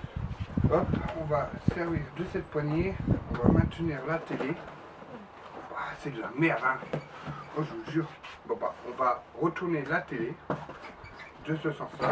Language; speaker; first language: French; native; French